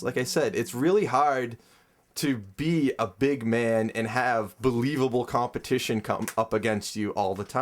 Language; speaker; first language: English; native; English